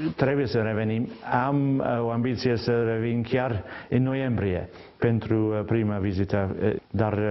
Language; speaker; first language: Romanian; non-native, fluent; English